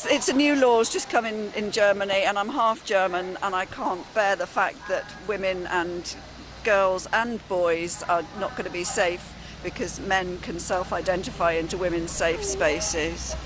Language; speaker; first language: English; early bilingual, other home language; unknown